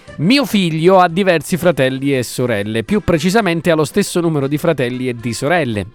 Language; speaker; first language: Italian; native; Italian